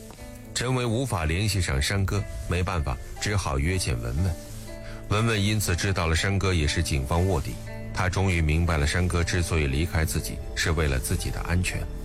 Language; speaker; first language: Chinese; native; Chinese